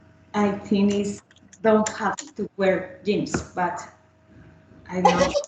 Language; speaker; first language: English; non-native, learner; Spanish